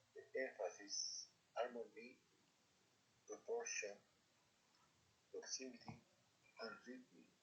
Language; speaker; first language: English; non-native, learner; Spanish